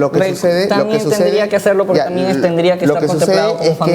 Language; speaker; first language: Spanish; native; Spanish